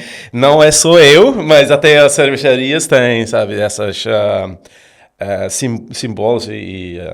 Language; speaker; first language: Portuguese; non-native, fluent; Swedish